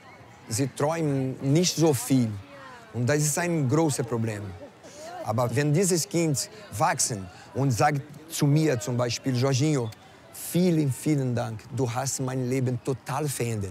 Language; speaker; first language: German; non-native, fluent; Portuguese